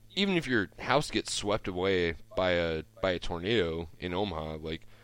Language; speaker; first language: English; native; English